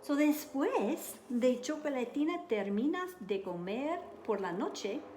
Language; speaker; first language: Spanish; non-native, learner; English